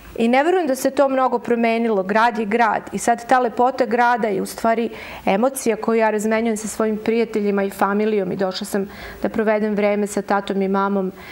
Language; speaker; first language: Serbian; native; Serbian